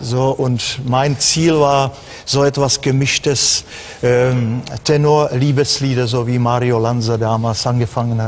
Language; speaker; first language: German; non-native, fluent; Czech